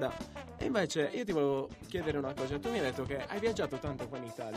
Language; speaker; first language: Italian; native; Italian